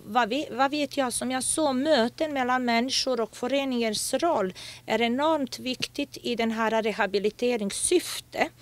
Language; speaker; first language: Swedish; non-native, fluent; Bosnian